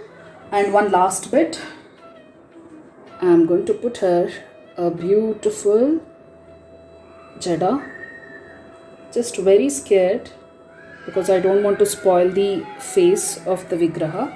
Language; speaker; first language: English; non-native, local second language; Kannada